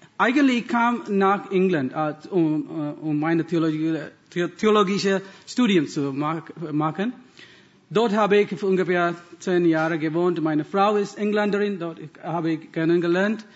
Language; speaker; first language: German; non-native, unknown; Tamil